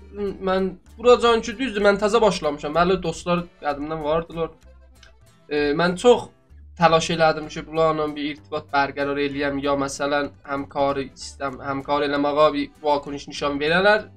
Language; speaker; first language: Azerbaijani; native; Azerbaijani